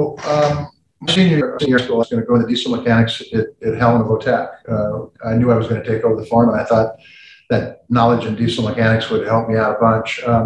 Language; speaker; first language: English; native; English